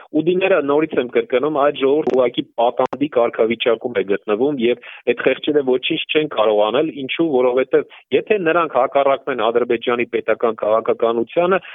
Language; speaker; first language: Armenian; native; Armenian